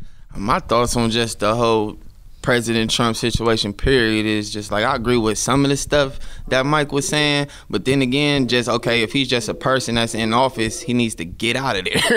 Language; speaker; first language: English; native; English